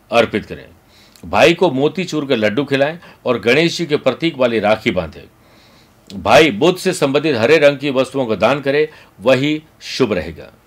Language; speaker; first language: Hindi; native; Hindi